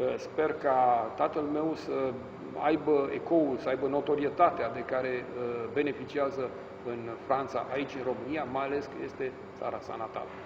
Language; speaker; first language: Romanian; early bilingual, heritage; Romanian